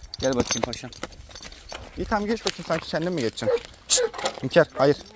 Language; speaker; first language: Turkish; native; Turkish